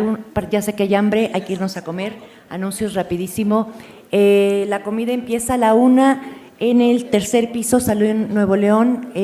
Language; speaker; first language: Spanish; native; Spanish